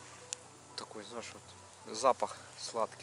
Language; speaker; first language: Russian; native; Russian